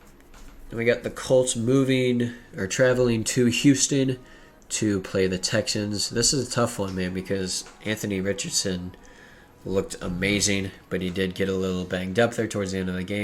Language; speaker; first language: English; native; English